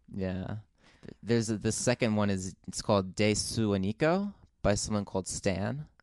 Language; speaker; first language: English; native; English